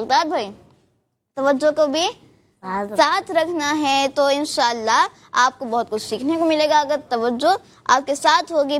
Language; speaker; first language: Urdu; native; Urdu